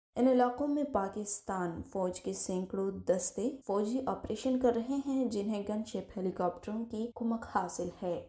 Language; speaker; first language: Urdu; non-native, local second language; Baluchi